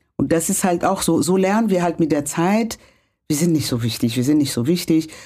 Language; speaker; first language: German; non-native, fluent; Kinyarwanda